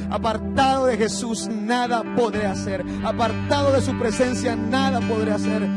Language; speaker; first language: Spanish; native; Spanish